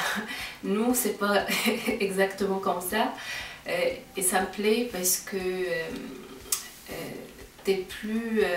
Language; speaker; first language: French; non-native, local second language; Arabic